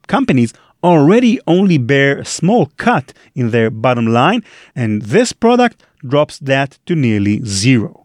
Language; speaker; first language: English; non-native, fluent; Hebrew